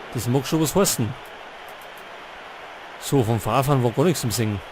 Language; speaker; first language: German; native; German